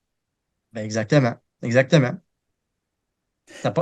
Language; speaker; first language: French; native; French